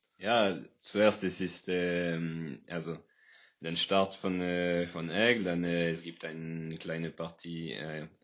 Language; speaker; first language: German; non-native, local second language; French